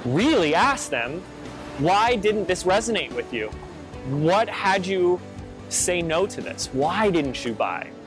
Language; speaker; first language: English; native; English